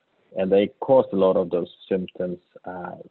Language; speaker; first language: English; non-native, fluent; Swedish